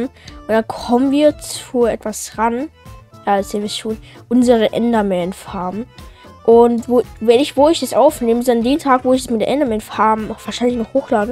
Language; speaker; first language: German; native; German